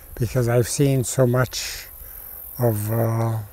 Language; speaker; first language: English; native; English